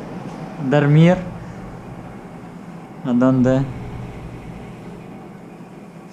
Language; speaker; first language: Spanish; non-native, learner; Russian